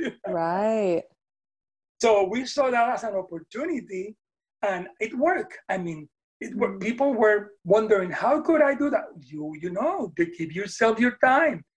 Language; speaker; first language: English; non-native, fluent; Spanish